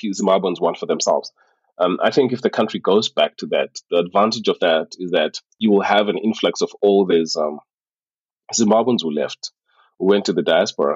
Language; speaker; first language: English; non-native, local second language; Shona